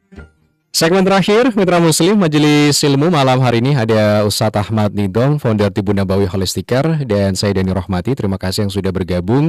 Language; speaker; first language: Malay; non-native, local second language; Javanese